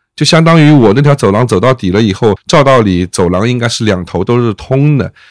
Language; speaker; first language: Chinese; native; Chinese